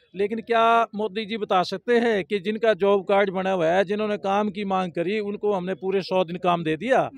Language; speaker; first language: Hindi; native; Hindi